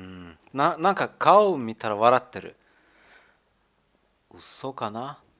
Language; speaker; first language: Japanese; non-native, learner; German